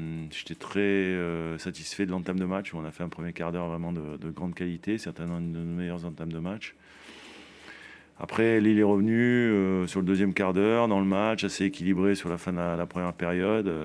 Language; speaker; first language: French; native; French